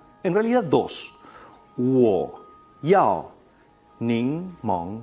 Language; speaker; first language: Spanish; native; Spanish